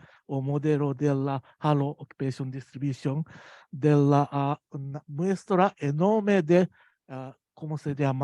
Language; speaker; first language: Spanish; non-native, learner; Japanese